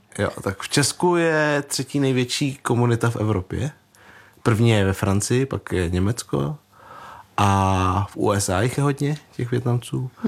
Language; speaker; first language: Czech; early bilingual, other home language; Vietnamese